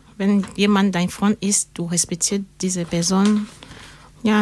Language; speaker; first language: German; non-native, learner; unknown